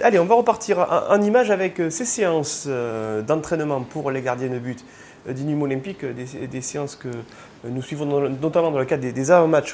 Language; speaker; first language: French; native; French